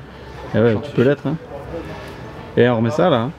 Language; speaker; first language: French; native; French